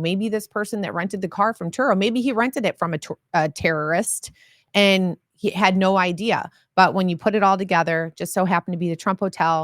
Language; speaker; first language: English; native; English